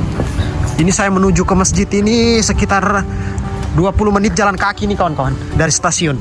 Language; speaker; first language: Indonesian; native; Indonesian